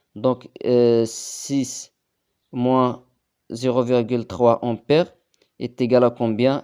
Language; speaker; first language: French; non-native, local second language; Arabic